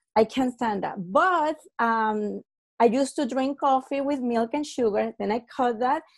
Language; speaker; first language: English; non-native, fluent; Spanish